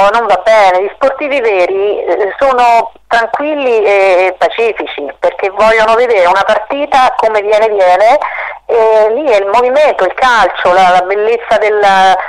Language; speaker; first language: Italian; native; Italian